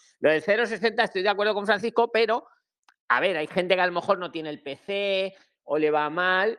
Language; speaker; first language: Spanish; native; Spanish